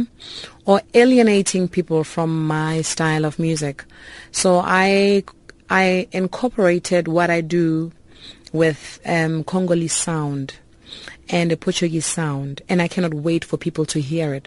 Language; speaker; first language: English; non-native, local second language; Northern Sotho